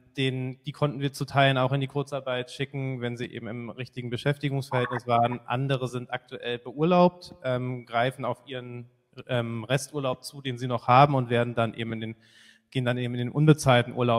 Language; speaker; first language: German; native; German